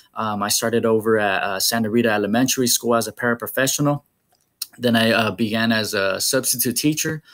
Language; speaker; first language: English; early bilingual, other home language; Spanish